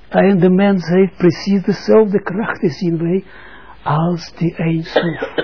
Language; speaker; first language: Dutch; non-native, fluent; Russian